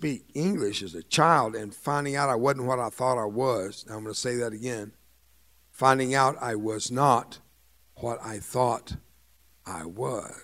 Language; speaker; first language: English; early bilingual, other home language; Spanish